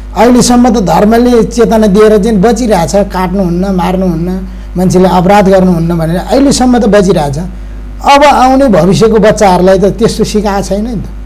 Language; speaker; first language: Nepali; non-native, local second language; Eastern Tamang